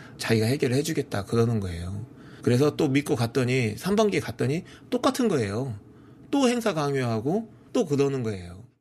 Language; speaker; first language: Korean; native; Korean